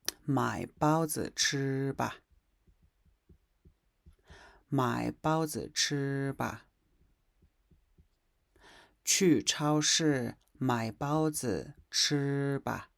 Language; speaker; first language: Chinese; non-native, fluent; Mongolian